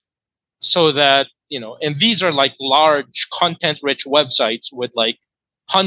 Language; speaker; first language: English; non-native, local second language; Filipino